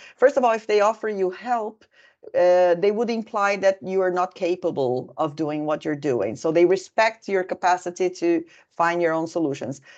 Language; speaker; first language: English; non-native, fluent; Portuguese